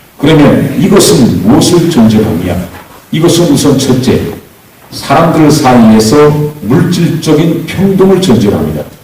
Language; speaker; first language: Korean; native; Korean